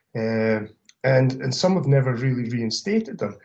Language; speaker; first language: English; native; English